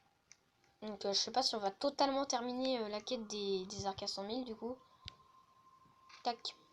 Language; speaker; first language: French; native; French